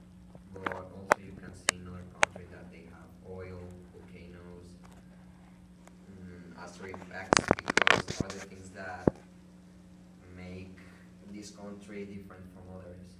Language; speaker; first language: English; non-native, learner; Spanish